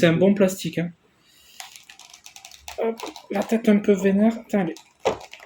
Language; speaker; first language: French; native; French